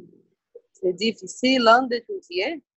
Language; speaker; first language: French; non-native, learner; Portuguese